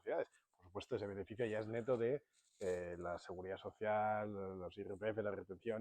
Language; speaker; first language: Spanish; native; Spanish